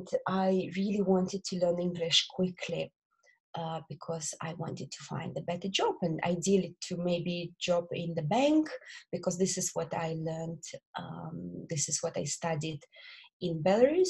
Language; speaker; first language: English; non-native, fluent; Russian